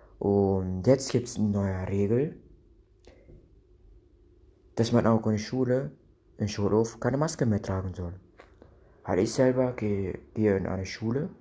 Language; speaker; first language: German; non-native, local second language; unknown